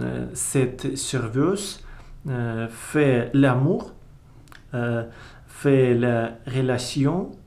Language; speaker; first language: French; non-native, learner; Russian